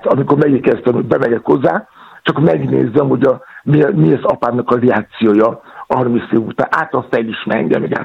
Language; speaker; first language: Hungarian; non-native, fluent; Yoruba